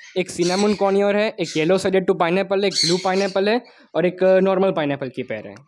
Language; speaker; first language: Hindi; non-native, local second language; Gujarati